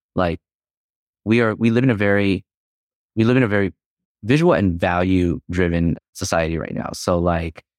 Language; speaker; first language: English; native; English